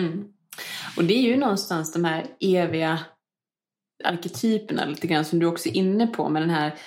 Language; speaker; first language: Swedish; native; Swedish